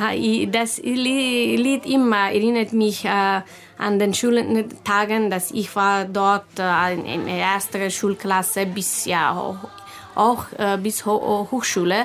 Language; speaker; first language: German; non-native, learner; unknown